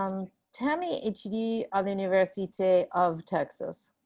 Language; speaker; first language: French; non-native, fluent; English